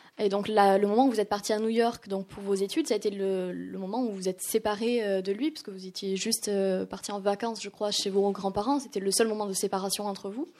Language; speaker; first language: French; native; French